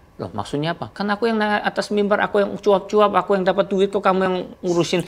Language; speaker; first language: Indonesian; non-native, fluent; Korean